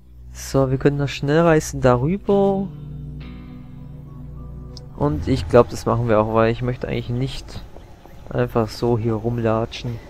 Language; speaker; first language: German; native; German